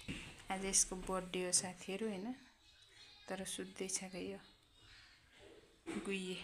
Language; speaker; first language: Nepali; native; Nepali